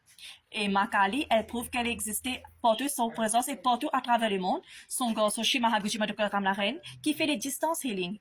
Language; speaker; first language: French; non-native, local second language; Morisyen